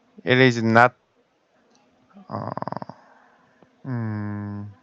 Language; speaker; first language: English; non-native, learner; Korean